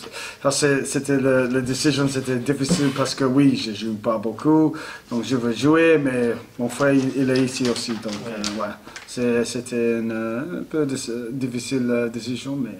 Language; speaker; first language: French; non-native, learner; English